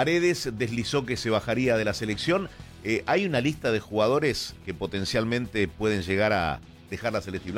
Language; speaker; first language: Spanish; native; Spanish